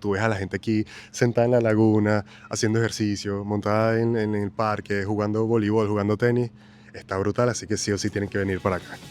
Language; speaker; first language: Spanish; native; Spanish